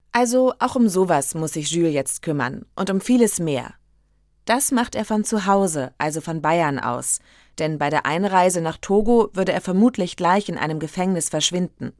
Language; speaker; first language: German; native; German